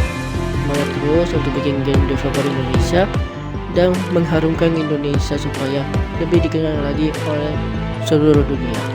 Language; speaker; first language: Indonesian; native; Indonesian